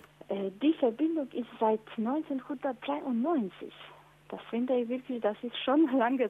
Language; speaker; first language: German; non-native, learner; Polish